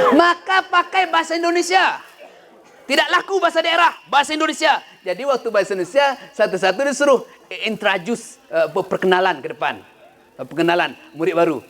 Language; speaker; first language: Malay; non-native, local second language; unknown